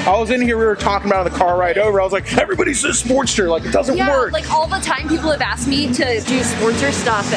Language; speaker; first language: English; native; English